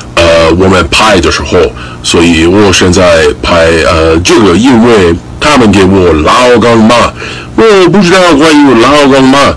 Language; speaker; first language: Chinese; non-native, learner; English